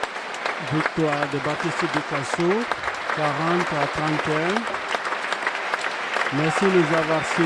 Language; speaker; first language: French; native; French